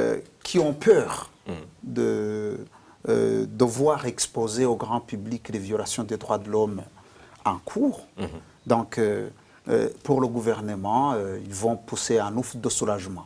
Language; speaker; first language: French; non-native, local second language; Rundi